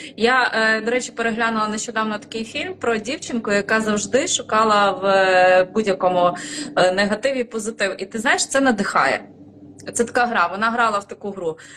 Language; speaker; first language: Ukrainian; native; Ukrainian